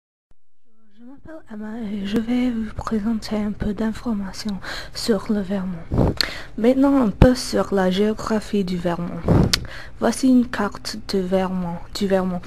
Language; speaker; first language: French; non-native, learner; English